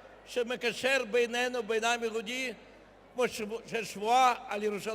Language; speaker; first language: Hebrew; non-native, fluent; Russian